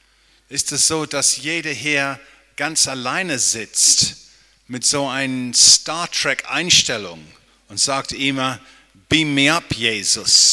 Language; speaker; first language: German; non-native, fluent; English